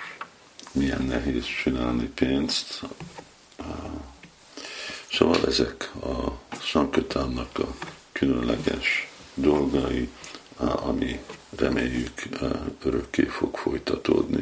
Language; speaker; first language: Hungarian; non-native, fluent; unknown